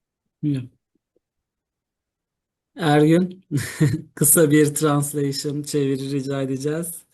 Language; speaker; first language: Turkish; native; Turkish